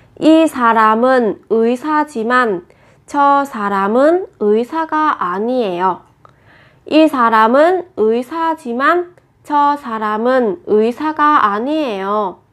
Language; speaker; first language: Korean; non-native, fluent; Vietnamese